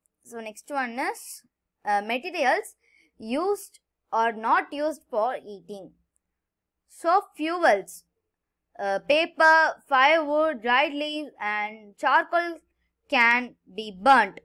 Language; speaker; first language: English; non-native, local second language; Tamil